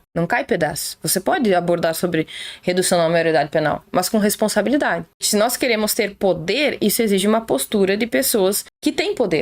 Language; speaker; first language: Portuguese; native; Portuguese